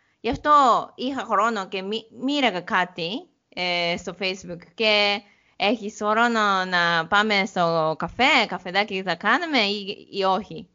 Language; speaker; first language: Greek; non-native, learner; Japanese